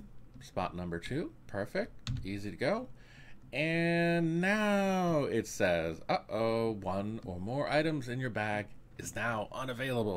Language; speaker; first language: English; native; English